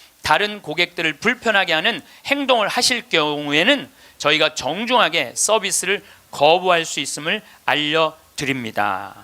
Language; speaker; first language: Korean; native; Korean